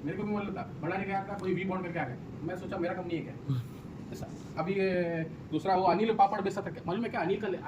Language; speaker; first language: Hindi; non-native, local second language; Kannada